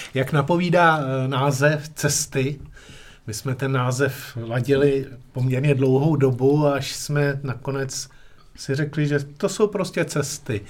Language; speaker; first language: Czech; native; Czech